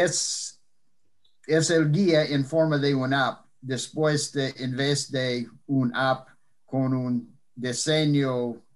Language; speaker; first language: Spanish; non-native, fluent; English